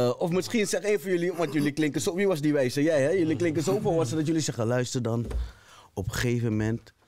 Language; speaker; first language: Dutch; native; Dutch